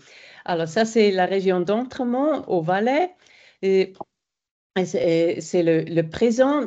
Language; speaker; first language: French; non-native, fluent; German